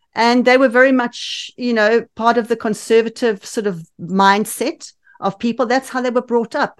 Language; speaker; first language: English; native; English